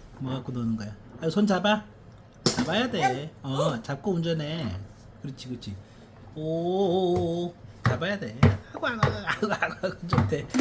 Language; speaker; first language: Korean; native; Korean